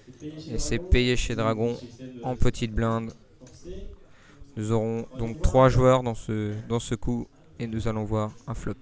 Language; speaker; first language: French; native; French